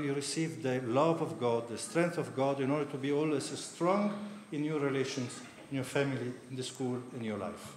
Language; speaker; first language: English; non-native, fluent; Italian